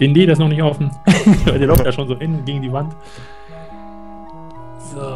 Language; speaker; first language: German; native; German